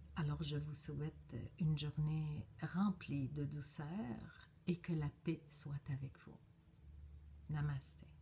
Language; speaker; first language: French; native; French